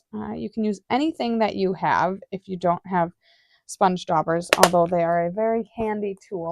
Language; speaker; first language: English; native; English